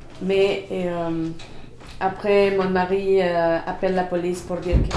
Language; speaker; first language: French; non-native, learner; Spanish